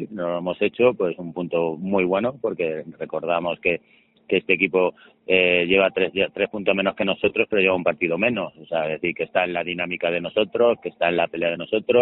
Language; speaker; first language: Spanish; native; Spanish